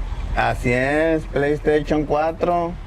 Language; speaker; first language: Spanish; native; Spanish